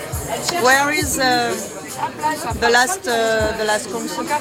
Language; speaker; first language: English; non-native, learner; French